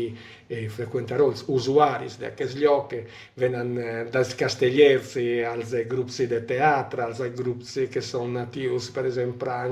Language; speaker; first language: Catalan; non-native, local second language; Italian